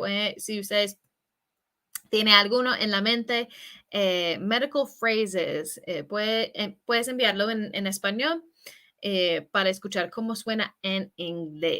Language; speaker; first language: Spanish; non-native, fluent; English